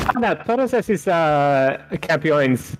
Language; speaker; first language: Portuguese; non-native, fluent; English